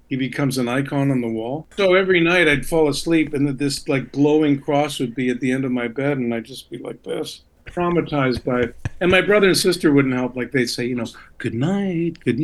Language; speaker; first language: English; native; English